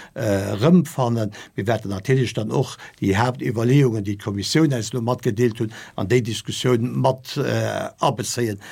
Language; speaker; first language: Luxembourgish; native; Luxembourgish